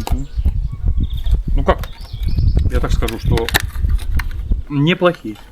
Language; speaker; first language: Russian; native; Russian